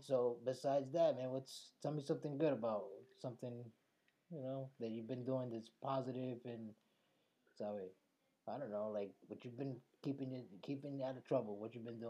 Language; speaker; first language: English; early bilingual, other home language; Spanish